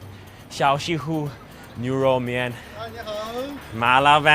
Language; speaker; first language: Chinese; non-native, learner; English